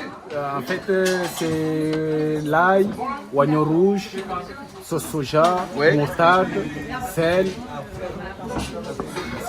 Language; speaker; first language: French; non-native, learner; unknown